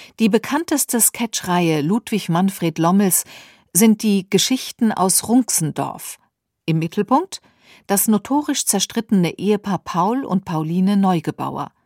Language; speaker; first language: German; native; German